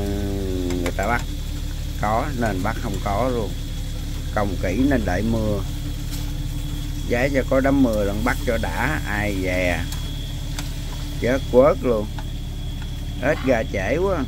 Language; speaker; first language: Vietnamese; native; Vietnamese